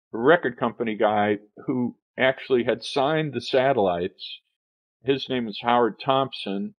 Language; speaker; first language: English; native; English